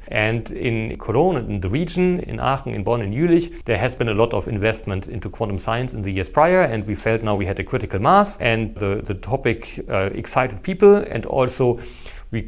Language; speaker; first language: English; non-native, fluent; German